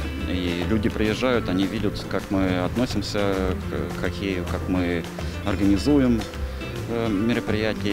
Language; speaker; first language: Russian; native; Russian